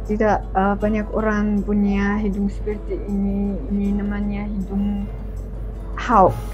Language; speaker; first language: Indonesian; non-native, fluent; Arabic